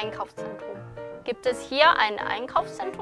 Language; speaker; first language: German; non-native, fluent; Korean